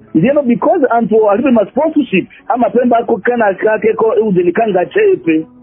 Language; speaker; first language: Nyanja; non-native, fluent; Swahili